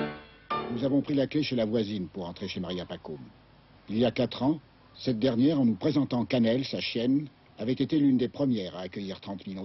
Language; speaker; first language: French; native; French